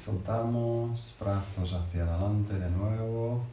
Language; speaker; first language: Spanish; non-native, fluent; English